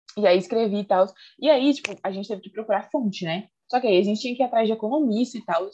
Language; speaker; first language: Portuguese; native; Portuguese